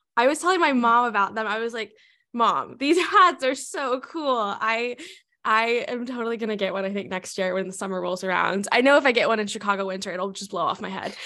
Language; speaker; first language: English; native; English